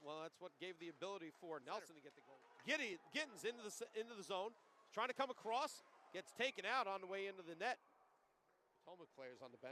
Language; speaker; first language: English; native; English